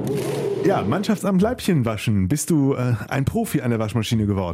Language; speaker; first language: German; native; German